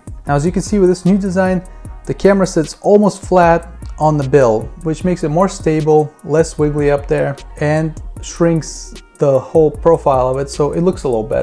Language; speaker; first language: English; native; English